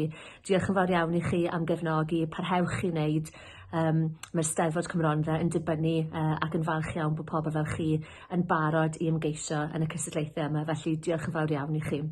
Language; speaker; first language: Welsh; native; Welsh